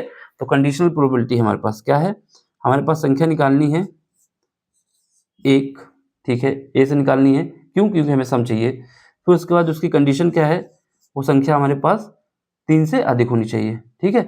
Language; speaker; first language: Hindi; native; Hindi